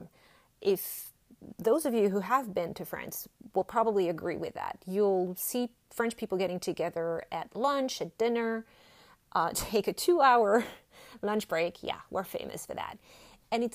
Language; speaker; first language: English; non-native, fluent; French